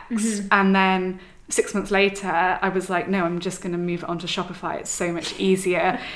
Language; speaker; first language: English; native; English